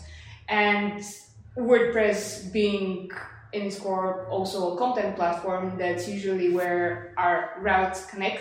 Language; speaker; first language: English; non-native, fluent; Bulgarian